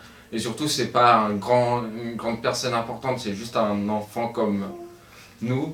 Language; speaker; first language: French; native; French